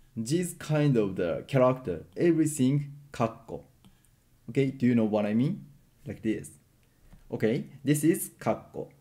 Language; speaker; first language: English; non-native, learner; Japanese